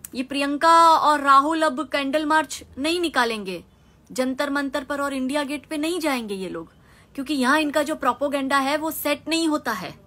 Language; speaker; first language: Hindi; non-native, local second language; Gujarati